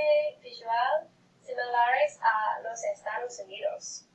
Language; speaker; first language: Spanish; non-native, learner; English